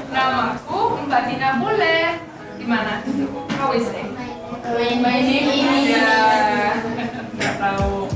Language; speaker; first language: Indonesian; non-native, fluent; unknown